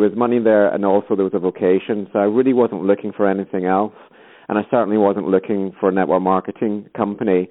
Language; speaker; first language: English; native; English